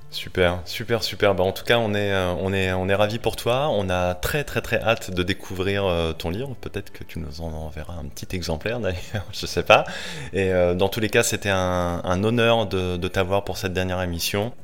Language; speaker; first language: French; native; French